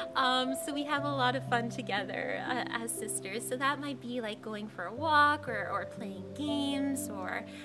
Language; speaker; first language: English; native; English